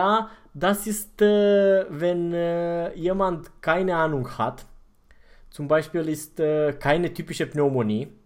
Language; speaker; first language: German; non-native, fluent; Romanian